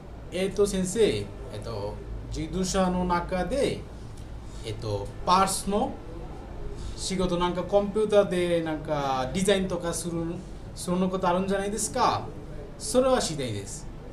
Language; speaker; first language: Japanese; non-native, fluent; Bangla